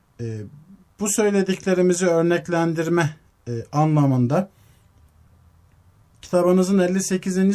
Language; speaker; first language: Turkish; native; Turkish